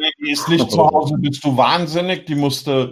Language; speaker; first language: German; native; German